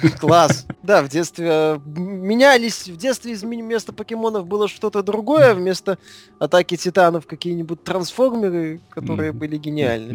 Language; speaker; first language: Russian; native; Russian